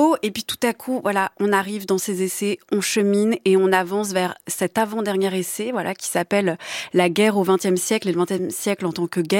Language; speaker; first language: French; native; French